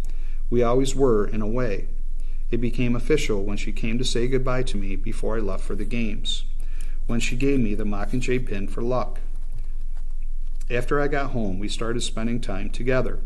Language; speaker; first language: English; native; English